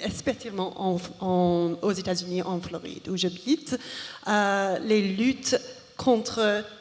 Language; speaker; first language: French; non-native, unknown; English